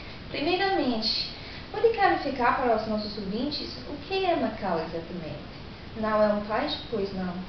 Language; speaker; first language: Portuguese; non-native, learner; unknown